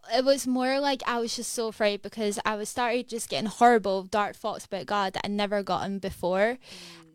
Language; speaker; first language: English; native; English